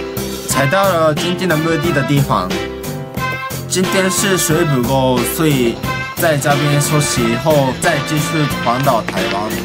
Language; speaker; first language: Chinese; non-native, learner; Japanese